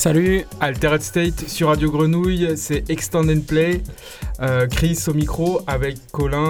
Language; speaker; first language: French; native; French